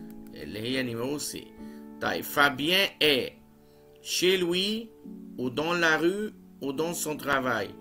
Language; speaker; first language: French; non-native, fluent; Arabic